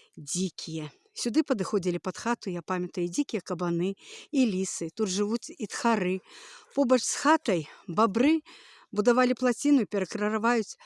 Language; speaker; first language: Belarusian; native; Belarusian